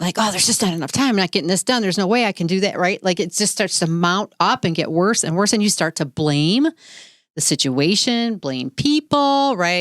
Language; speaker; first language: English; native; English